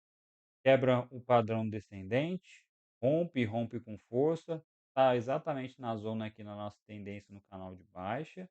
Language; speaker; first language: Portuguese; native; Portuguese